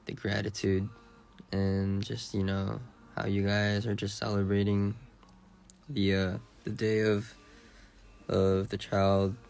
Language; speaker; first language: English; early bilingual, other home language; Korean